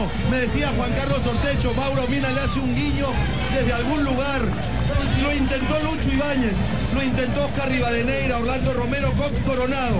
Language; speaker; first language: Spanish; native; Spanish